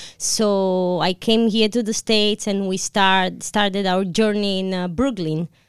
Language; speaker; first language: English; non-native, fluent; Italian